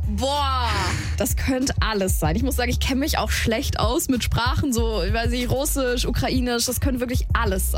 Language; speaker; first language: German; native; German